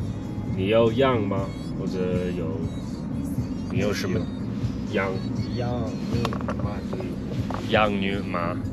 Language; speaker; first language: Chinese; non-native, fluent; English